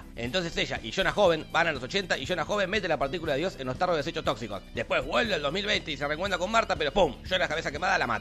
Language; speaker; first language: Spanish; native; Spanish